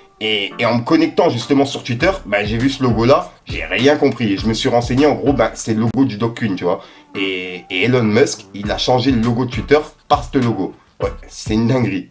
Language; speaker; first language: French; native; French